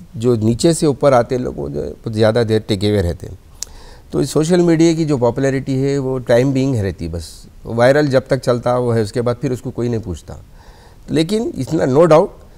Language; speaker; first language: Hindi; native; Hindi